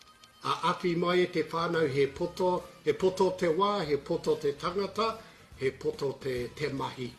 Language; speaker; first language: Māori; non-native, local second language; English